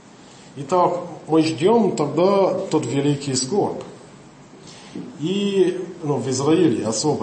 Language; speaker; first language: Russian; non-native, fluent; English